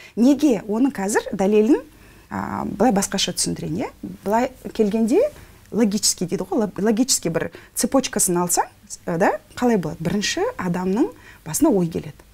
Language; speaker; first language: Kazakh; non-native, local second language; Russian